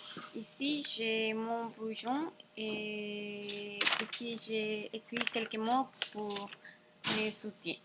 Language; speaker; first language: French; non-native, learner; Spanish